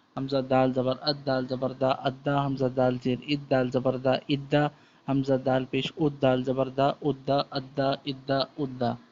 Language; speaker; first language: Urdu; native; Urdu